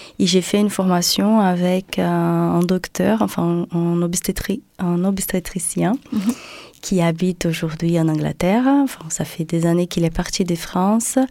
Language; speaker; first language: French; non-native, fluent; Portuguese